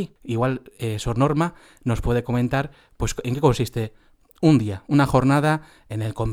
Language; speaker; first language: Spanish; native; Spanish